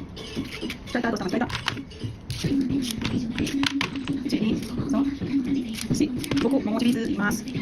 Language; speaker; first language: Japanese; non-native, learner; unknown